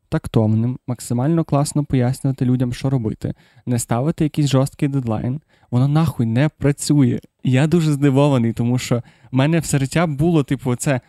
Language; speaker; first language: Ukrainian; non-native, local second language; Russian